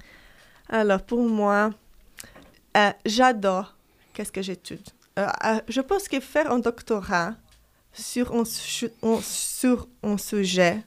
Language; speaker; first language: French; non-native, fluent; Portuguese